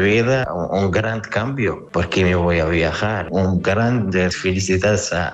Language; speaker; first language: Spanish; non-native, learner; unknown